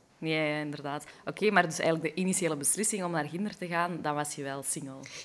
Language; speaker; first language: Dutch; native; Dutch